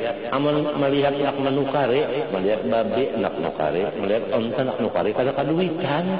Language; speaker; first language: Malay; non-native, local second language; Banjar